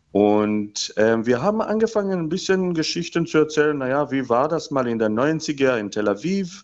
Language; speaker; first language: German; non-native, fluent; Hebrew